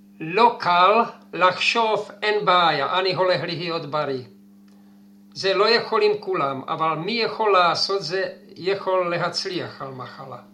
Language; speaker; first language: Hebrew; non-native, fluent; Czech